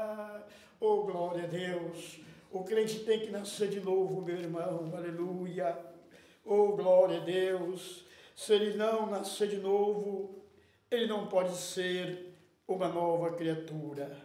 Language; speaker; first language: Portuguese; native; Portuguese